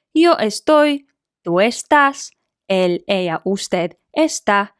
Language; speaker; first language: Spanish; non-native, fluent; Polish